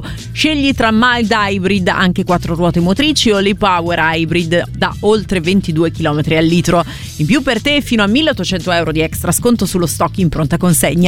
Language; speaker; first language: Italian; native; Italian